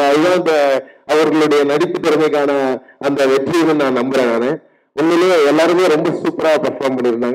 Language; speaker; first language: Tamil; native; Tamil